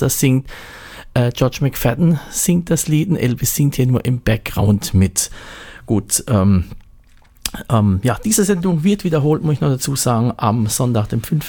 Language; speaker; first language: German; native; German